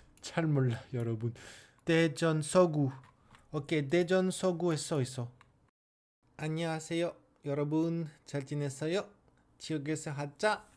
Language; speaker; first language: Korean; non-native, learner; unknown